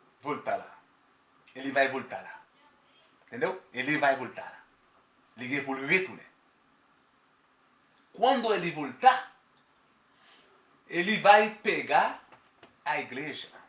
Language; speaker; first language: Portuguese; non-native, learner; Haitian Creole